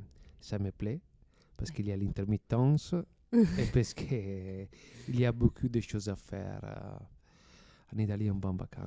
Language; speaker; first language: French; non-native, fluent; Italian